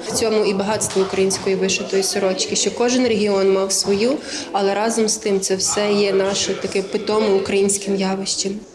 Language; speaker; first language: Ukrainian; native; Ukrainian